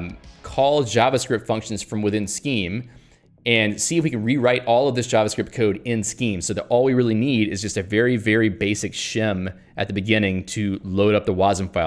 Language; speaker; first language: English; native; English